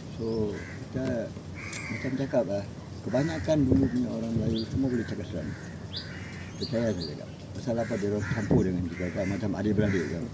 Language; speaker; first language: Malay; non-native, local second language; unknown